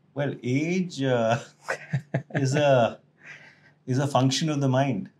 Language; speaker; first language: English; non-native, local second language; Punjabi